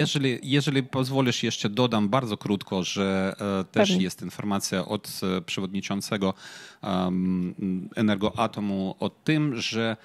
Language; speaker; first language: Polish; non-native, fluent; Ukrainian